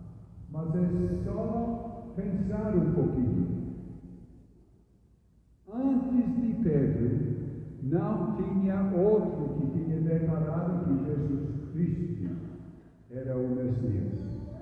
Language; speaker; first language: Portuguese; non-native, fluent; English